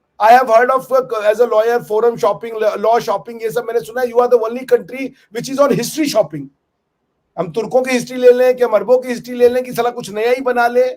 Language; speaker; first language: Hindi; native; Hindi